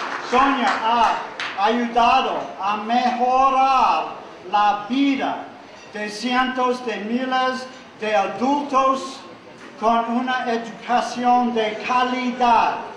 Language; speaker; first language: Spanish; non-native, learner; English